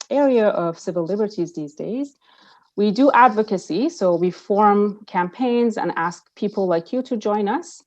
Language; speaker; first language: English; non-native, fluent; Persian